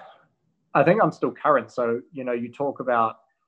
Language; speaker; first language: English; native; English